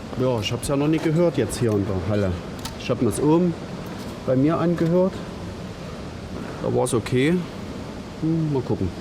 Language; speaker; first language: German; native; German